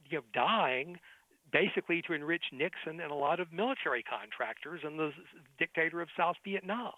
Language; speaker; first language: English; native; English